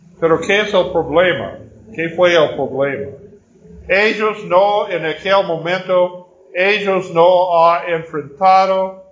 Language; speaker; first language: Spanish; non-native, fluent; Portuguese